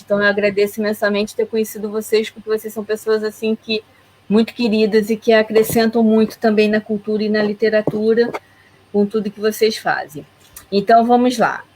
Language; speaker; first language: Portuguese; native; Portuguese